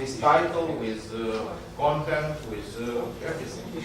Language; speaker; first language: English; non-native, learner; Romanian